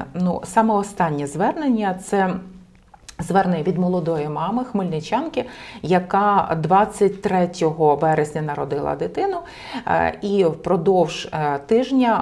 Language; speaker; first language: Ukrainian; native; Ukrainian